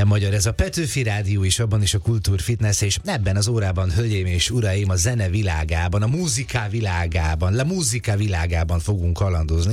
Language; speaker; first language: Hungarian; native; Hungarian